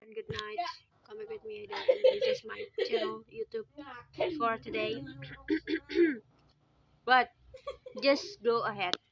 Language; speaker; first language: English; non-native, local second language; Indonesian